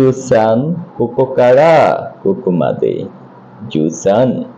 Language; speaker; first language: Japanese; non-native, learner; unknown